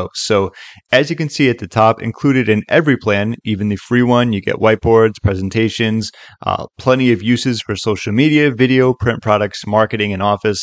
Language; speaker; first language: English; native; English